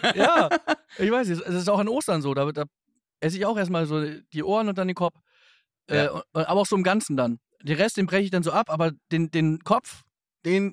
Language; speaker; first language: German; native; German